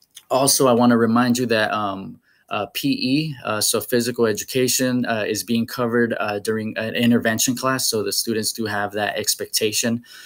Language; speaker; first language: English; early bilingual, other home language; Spanish